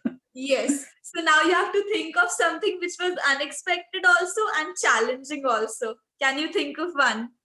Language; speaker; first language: English; non-native, local second language; Hindi